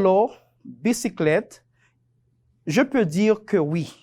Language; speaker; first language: French; non-native, fluent; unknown